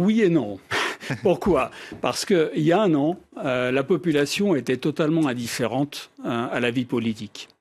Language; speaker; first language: French; native; French